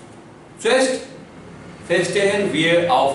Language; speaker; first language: German; non-native, learner; Hindi